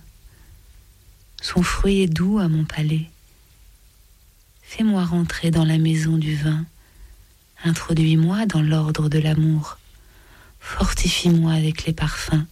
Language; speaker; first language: French; native; French